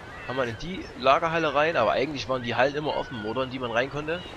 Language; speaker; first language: German; native; German